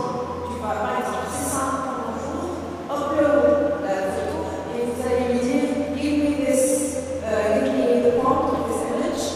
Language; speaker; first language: French; non-native, local second language; Arabic